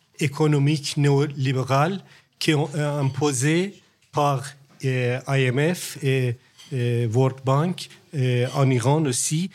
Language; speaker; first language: French; non-native, learner; Persian